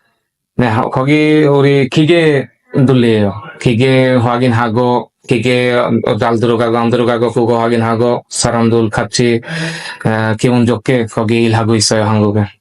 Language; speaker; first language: Korean; non-native, learner; Bangla